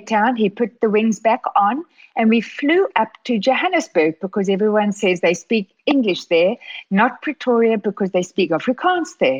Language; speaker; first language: English; native; English